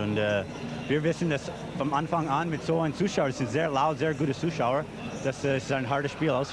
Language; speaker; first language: German; non-native, fluent; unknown